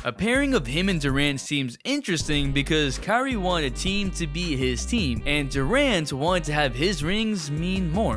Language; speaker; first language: English; native; English